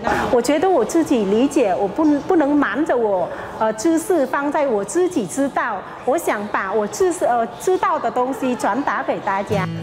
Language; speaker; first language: Chinese; non-native, fluent; Vietnamese